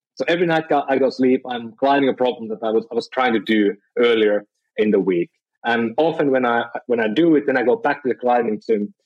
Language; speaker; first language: English; non-native, fluent; Finnish